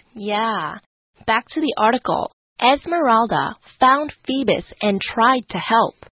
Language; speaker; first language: English; non-native, fluent; Chinese